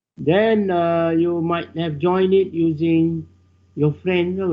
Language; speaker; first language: English; non-native, local second language; Malay